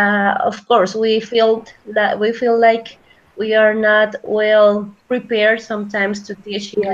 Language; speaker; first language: English; non-native, fluent; Spanish